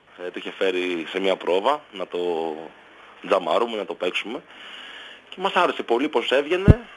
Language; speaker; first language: Greek; native; Greek